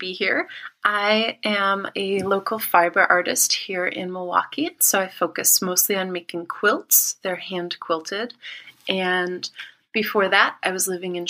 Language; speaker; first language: English; native; English